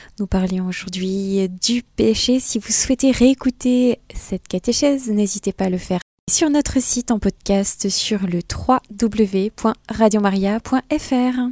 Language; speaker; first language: French; native; French